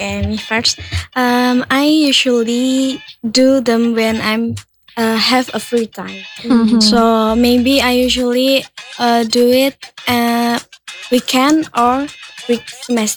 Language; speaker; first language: English; non-native, learner; Indonesian